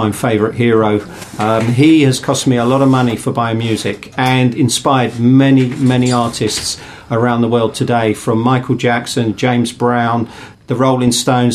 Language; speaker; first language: English; native; English